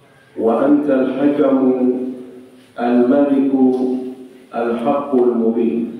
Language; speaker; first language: Arabic; non-native, fluent; Swahili